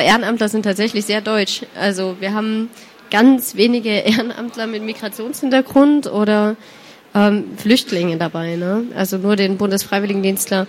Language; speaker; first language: German; native; German